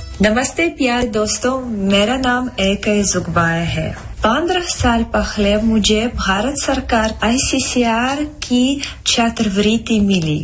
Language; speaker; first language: Hindi; non-native, fluent; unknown